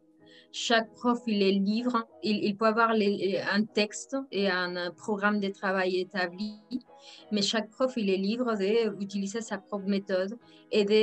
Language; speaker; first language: French; non-native, fluent; Spanish